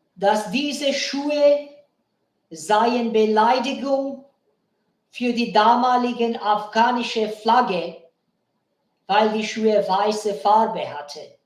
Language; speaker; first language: German; non-native, learner; Bangla